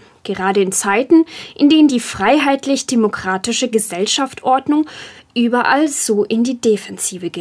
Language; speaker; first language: German; native; German